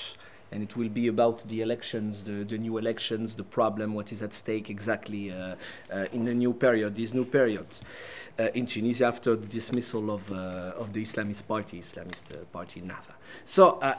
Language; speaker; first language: English; non-native, fluent; French